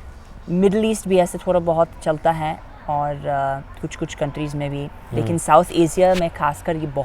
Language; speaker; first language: Hindi; non-native, fluent; English